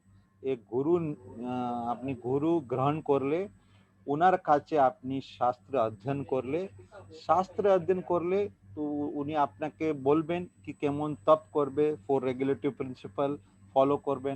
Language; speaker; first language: Bangla; non-native, learner; Hindi